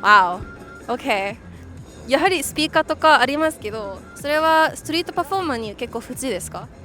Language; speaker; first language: Japanese; non-native, learner; English